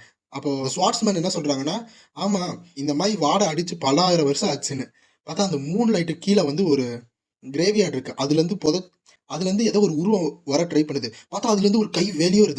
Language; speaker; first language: Tamil; native; Tamil